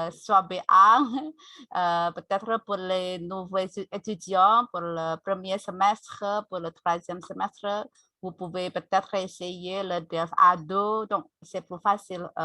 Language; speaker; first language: French; non-native, fluent; Indonesian